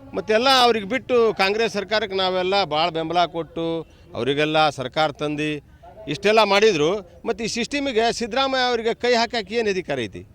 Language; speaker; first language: Kannada; non-native, local second language; Lambadi